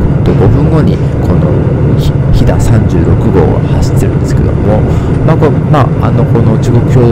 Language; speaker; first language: Japanese; native; Japanese